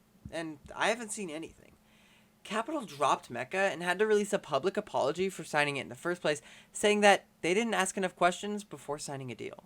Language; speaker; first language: English; native; English